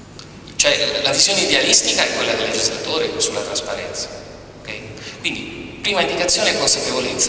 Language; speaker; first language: Italian; native; Italian